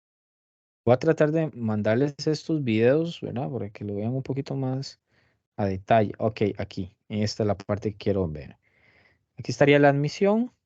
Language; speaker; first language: Spanish; native; Spanish